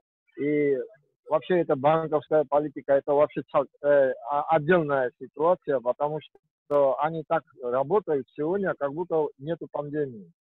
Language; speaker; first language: Russian; non-native, fluent; Georgian